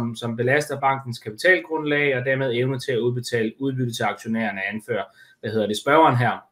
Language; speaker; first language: Danish; native; Danish